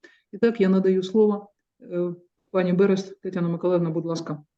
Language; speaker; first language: Ukrainian; native; Ukrainian